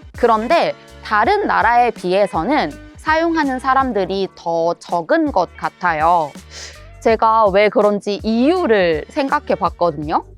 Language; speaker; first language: Korean; native; Korean